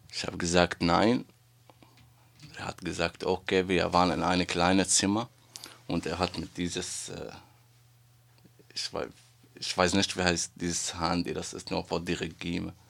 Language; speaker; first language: German; non-native, learner; Arabic